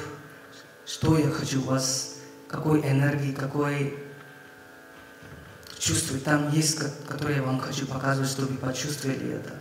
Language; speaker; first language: Russian; non-native, learner; Hindi